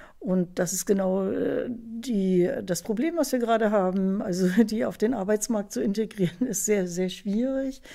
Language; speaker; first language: German; native; German